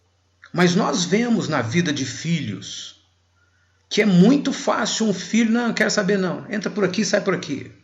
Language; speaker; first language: Portuguese; native; Portuguese